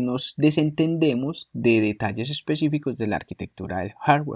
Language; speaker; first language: Spanish; native; Spanish